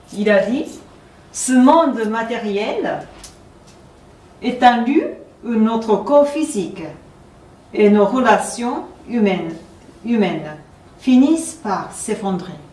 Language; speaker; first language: French; non-native, fluent; Japanese